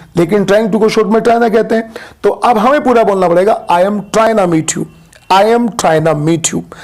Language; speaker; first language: Hindi; native; Hindi